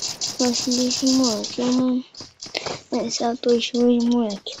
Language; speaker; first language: Bulgarian; native; Bulgarian